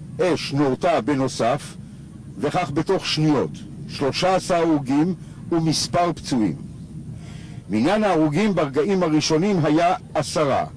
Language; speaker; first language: Hebrew; native; Hebrew